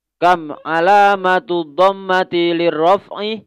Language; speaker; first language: Arabic; non-native, learner; Indonesian